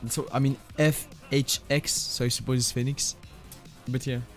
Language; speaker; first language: English; non-native, fluent; French